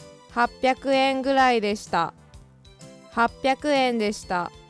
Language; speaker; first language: Japanese; non-native, learner; English